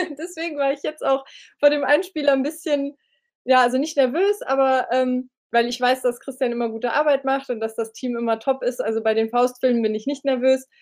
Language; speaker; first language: German; early bilingual, other home language; Romanian